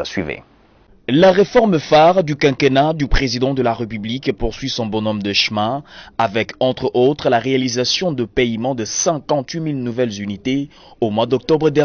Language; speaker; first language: French; native; French